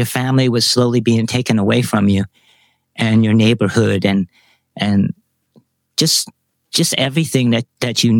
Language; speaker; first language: English; early bilingual, other home language; Vietnamese